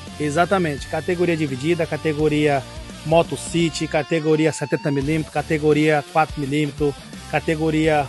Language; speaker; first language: Portuguese; native; Portuguese